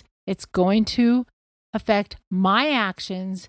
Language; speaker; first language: English; native; English